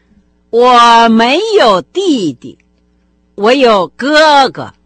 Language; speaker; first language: Chinese; non-native, fluent; Russian